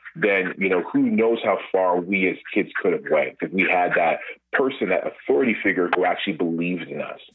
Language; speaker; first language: English; native; English